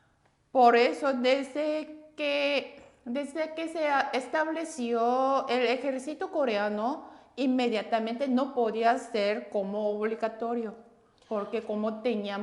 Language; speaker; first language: Spanish; non-native, fluent; Korean